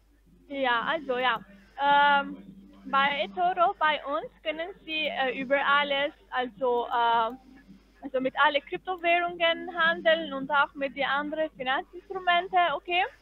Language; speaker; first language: German; non-native, fluent; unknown